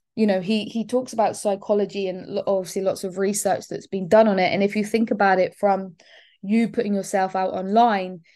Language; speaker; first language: English; native; English